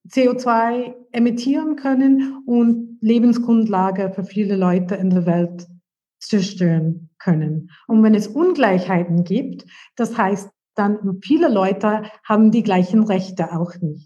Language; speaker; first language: German; non-native, fluent; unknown